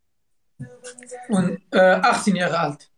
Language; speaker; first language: German; non-native, learner; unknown